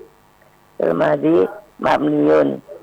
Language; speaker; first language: Arabic; non-native, learner; Indonesian